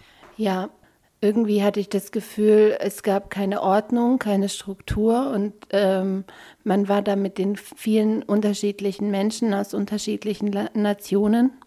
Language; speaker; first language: German; early bilingual, other home language; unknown